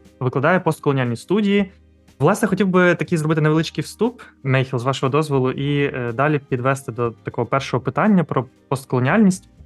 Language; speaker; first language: Ukrainian; native; Ukrainian